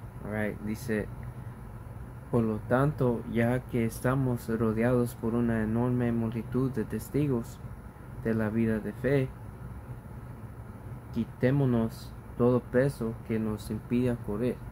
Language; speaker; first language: Spanish; early bilingual, heritage; Spanish